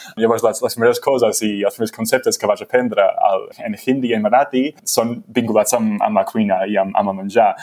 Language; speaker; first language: Catalan; non-native, fluent; English